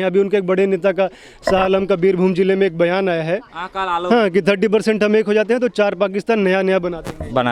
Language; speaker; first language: Hindi; native; Hindi